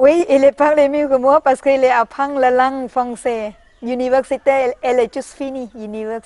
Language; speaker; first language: French; non-native, learner; Thai